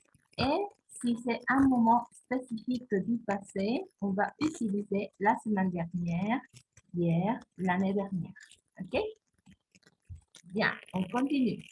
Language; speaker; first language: French; non-native, fluent; Spanish